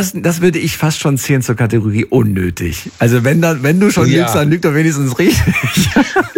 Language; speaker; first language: German; native; German